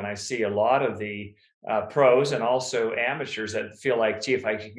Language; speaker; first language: English; native; English